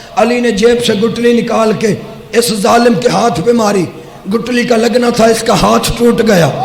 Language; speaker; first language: Urdu; native; Urdu